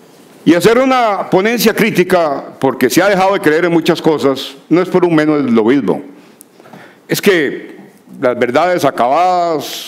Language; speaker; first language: Spanish; native; Spanish